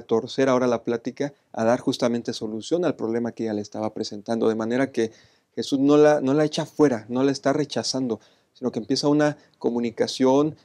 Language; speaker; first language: Spanish; native; Spanish